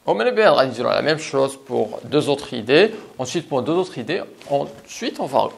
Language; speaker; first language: French; non-native, local second language; Arabic